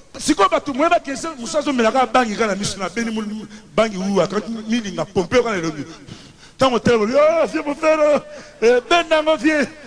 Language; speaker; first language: Lingala; native; Lingala